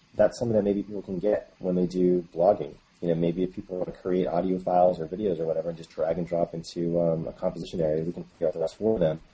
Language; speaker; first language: English; native; English